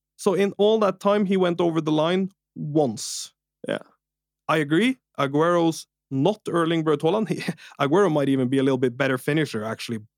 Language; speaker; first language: English; non-native, fluent; Norwegian